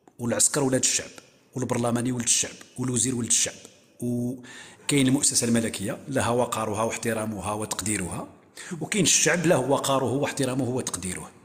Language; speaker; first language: Arabic; native; Arabic